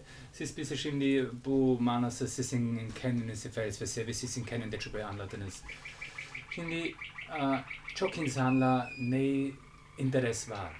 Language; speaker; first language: Turkish; non-native, learner; German